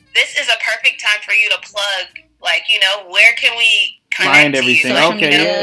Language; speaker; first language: English; early bilingual, other home language; Wolof